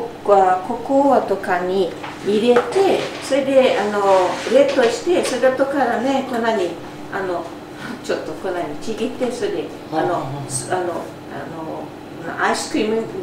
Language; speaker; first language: Japanese; non-native, fluent; Portuguese